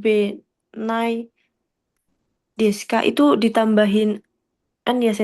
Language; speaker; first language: Indonesian; native; Indonesian